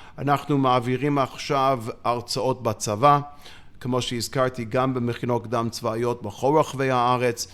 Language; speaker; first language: Hebrew; non-native, fluent; English